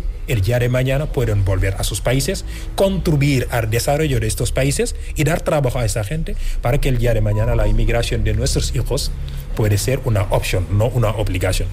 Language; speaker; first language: Spanish; non-native, fluent; Wolof